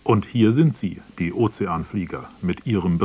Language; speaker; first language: German; native; German